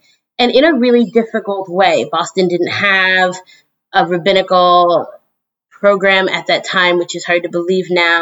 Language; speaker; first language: English; native; English